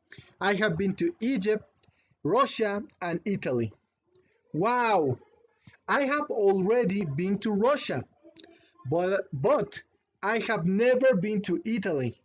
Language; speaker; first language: English; non-native, fluent; Spanish